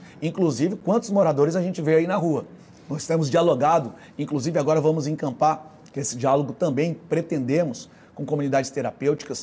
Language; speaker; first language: Portuguese; native; Portuguese